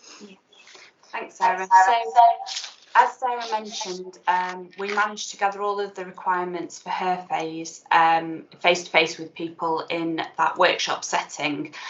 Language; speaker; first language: English; native; English